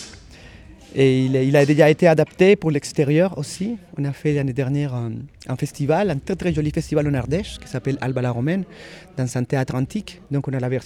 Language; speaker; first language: French; native; French